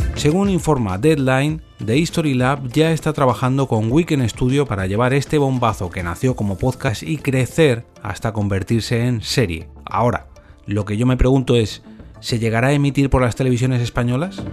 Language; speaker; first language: Spanish; native; Spanish